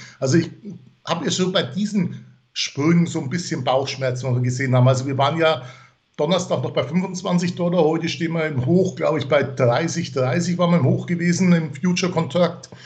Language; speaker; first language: German; non-native, fluent; English